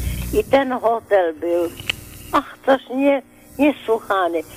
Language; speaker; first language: Polish; non-native, learner; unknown